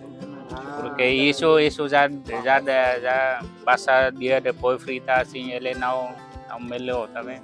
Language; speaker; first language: Portuguese; non-native, learner; Vietnamese